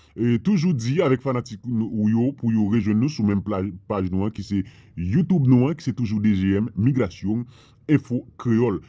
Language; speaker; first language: Haitian Creole; non-native, fluent; Spanish